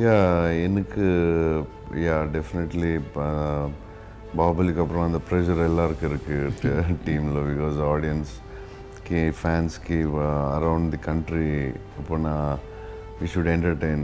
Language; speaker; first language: Tamil; non-native, local second language; Telugu